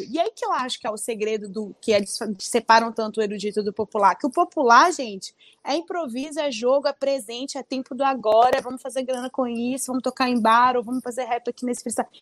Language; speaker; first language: Portuguese; early bilingual, other home language; Spanish